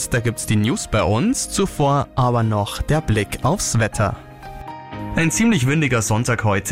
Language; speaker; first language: German; native; German